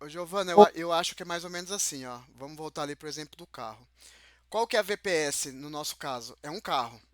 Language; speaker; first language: Portuguese; native; Portuguese